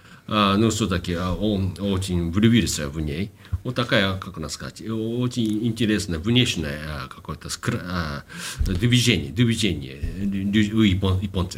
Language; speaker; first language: Russian; non-native, fluent; Japanese